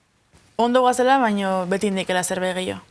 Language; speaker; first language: Basque; native; Basque